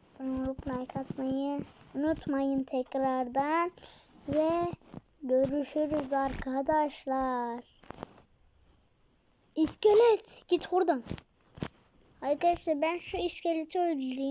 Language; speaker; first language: Turkish; native; Turkish